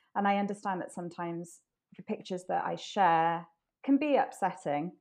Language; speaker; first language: English; native; English